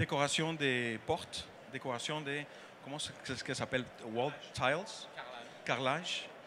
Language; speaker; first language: French; non-native, learner; Dutch